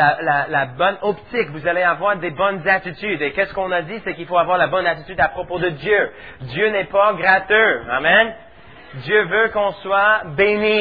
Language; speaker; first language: French; native; French